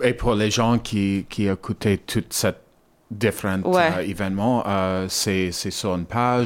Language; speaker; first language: French; non-native, learner; English